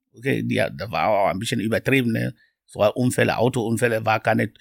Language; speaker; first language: German; non-native, fluent; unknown